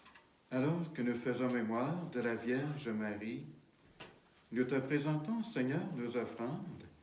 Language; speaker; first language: French; native; French